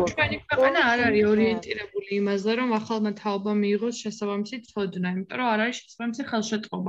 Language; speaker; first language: Georgian; native; Georgian